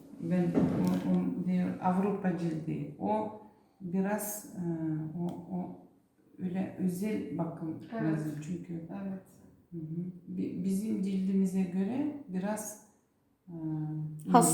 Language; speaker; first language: Turkish; non-native, learner; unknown